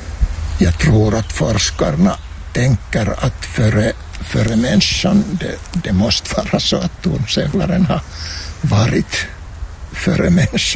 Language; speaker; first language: Swedish; non-native, local second language; Finnish